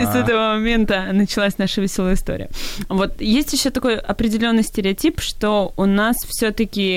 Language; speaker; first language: Russian; non-native, local second language; Ukrainian